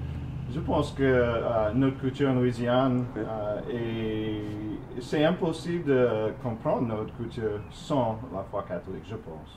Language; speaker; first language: French; non-native, fluent; English